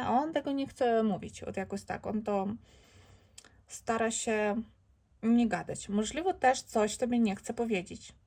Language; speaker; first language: Polish; non-native, learner; Ukrainian